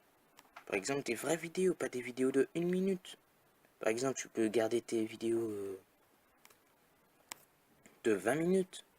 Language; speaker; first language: French; native; French